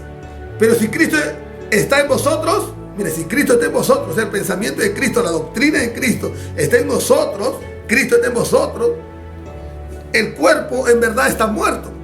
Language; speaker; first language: Spanish; native; Spanish